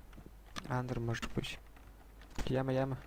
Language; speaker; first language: Russian; non-native, local second language; Yakut